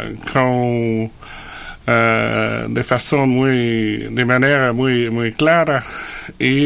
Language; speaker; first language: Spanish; non-native, fluent; French